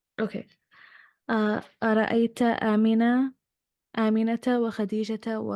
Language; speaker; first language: Arabic; non-native, learner; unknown